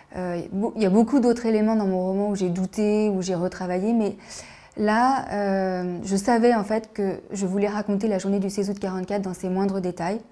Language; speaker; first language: French; native; French